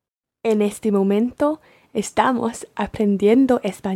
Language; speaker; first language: Spanish; non-native, learner; English